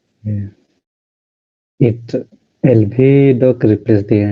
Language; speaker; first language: English; non-native, learner; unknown